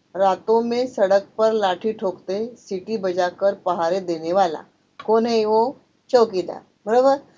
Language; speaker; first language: Hindi; non-native, local second language; Marathi